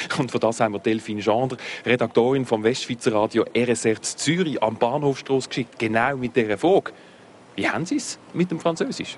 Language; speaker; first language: German; native; German